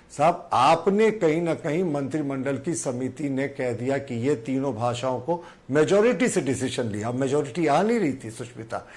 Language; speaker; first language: Hindi; non-native, local second language; Sadri